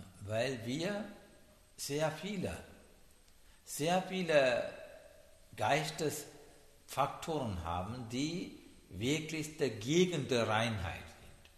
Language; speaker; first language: German; non-native, learner; Sinhala